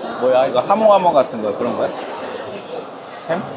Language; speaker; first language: Korean; native; Korean